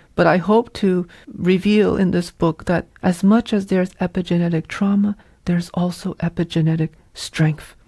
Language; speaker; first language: English; early bilingual, other home language; Vietnamese